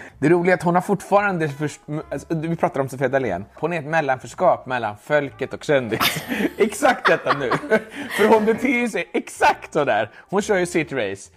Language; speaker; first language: Swedish; native; Swedish